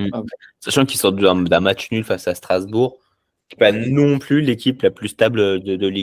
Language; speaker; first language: French; native; French